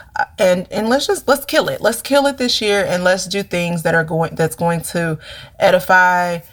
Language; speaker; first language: English; native; English